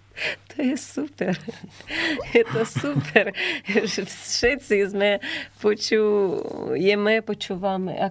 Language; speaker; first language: Slovak; non-native, learner; Ukrainian